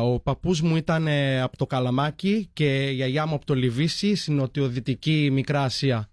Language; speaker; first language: Greek; early bilingual, heritage; Greek